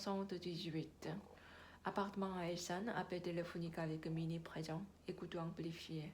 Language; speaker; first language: French; non-native, learner; Korean